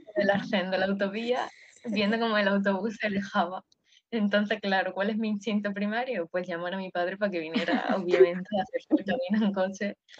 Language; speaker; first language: Spanish; native; Spanish